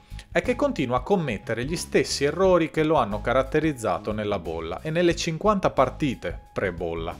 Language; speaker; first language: Italian; native; Italian